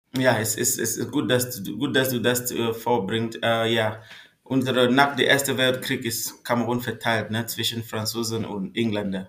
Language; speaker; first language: German; non-native, fluent; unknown